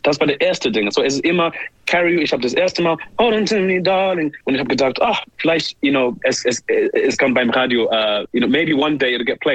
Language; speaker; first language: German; non-native, learner; English